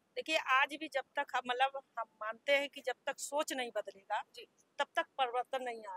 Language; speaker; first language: Hindi; native; Hindi